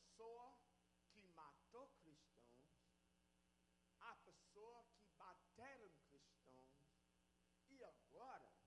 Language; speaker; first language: Portuguese; non-native, learner; English